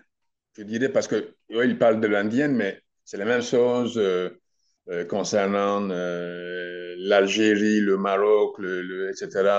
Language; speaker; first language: French; non-native, fluent; Turkish